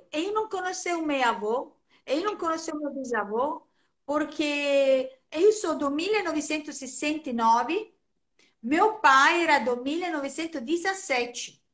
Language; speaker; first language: Portuguese; non-native, fluent; Italian